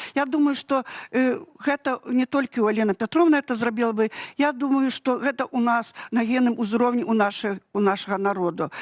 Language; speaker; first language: Belarusian; native; Belarusian